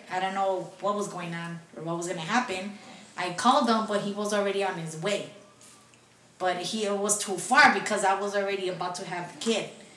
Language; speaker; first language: English; early bilingual, other home language; Spanish